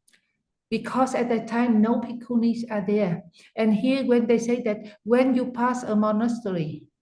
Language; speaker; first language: English; non-native, fluent; Vietnamese